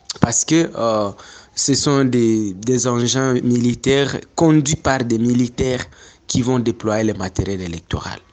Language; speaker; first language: French; non-native, local second language; Swahili